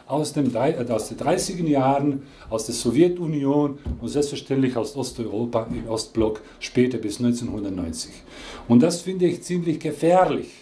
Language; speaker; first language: German; non-native, fluent; Croatian